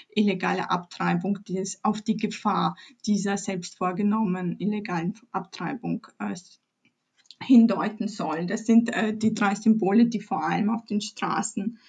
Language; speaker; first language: German; early bilingual, other home language; Polish